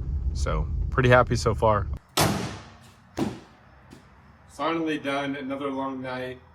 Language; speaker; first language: English; native; English